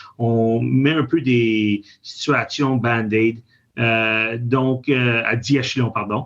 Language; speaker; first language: French; native; French